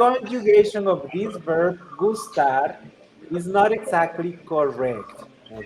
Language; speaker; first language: English; non-native, fluent; Spanish